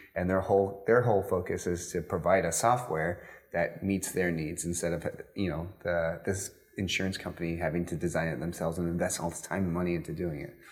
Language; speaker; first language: English; native; English